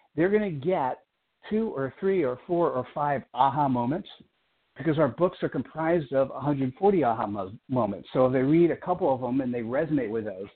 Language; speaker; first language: English; native; English